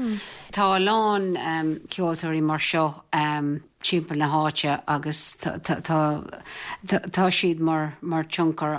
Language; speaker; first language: Irish; non-native, local second language; English